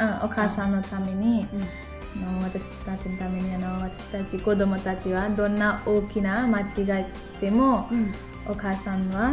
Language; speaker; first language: Japanese; non-native, learner; Nepali